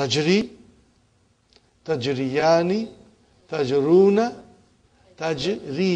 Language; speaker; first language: Arabic; non-native, fluent; Urdu